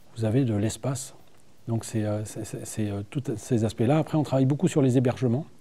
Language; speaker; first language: French; native; French